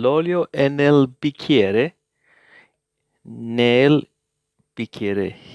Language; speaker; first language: Italian; non-native, learner; English